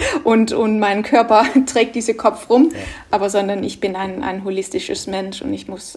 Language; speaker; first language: German; non-native, fluent; Danish